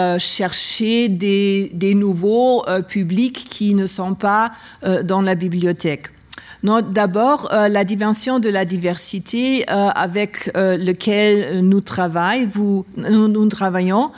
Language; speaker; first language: French; non-native, learner; German